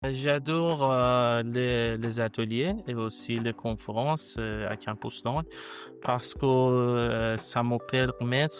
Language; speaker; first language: French; non-native, learner; Persian